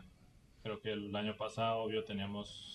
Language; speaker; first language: Spanish; early bilingual, heritage; Spanish